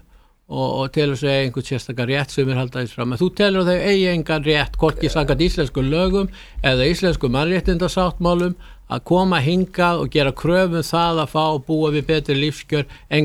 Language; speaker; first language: Icelandic; native; Icelandic